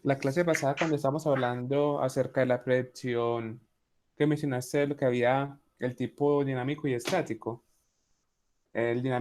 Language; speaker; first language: Spanish; native; Spanish